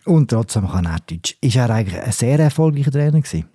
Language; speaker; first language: German; native; German